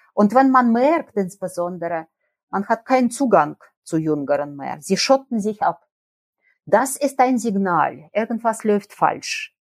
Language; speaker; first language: German; non-native, fluent; Russian